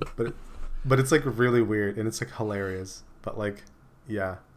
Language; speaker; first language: English; early bilingual, other home language; Filipino